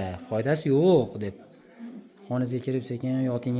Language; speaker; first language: Uzbek; native; Uzbek